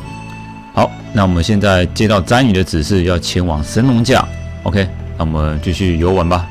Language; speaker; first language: Chinese; native; Chinese